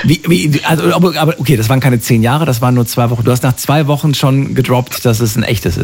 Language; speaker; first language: German; native; German